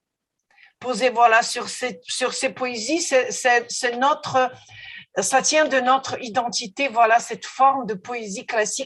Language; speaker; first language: French; non-native, fluent; Ukrainian